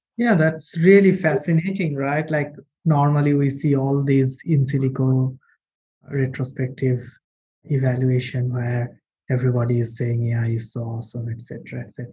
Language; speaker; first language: English; non-native, local second language; Bangla